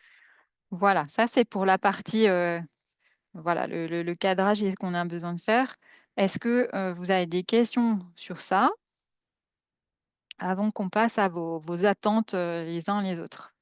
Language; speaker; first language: French; native; French